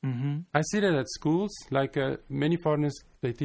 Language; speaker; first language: English; non-native, local second language; Afrikaans